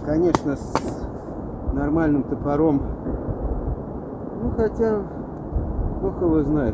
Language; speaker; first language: Russian; native; Russian